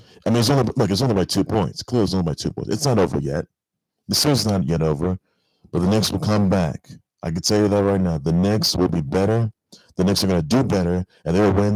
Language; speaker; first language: English; native; English